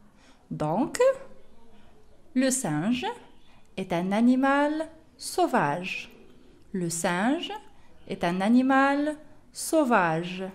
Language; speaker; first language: French; non-native, local second language; Arabic